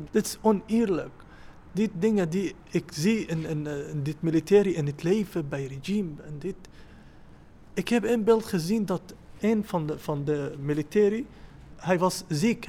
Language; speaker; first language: Dutch; non-native, learner; Arabic